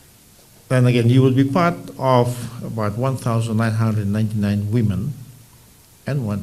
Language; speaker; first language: English; non-native, local second language; Fijian